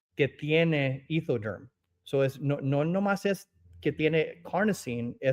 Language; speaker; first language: Spanish; early bilingual, other home language; English